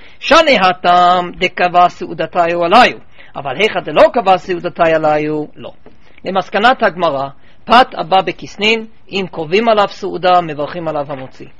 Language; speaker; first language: Hebrew; non-native, fluent; English